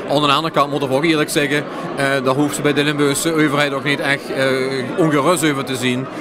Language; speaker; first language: Dutch; native; Dutch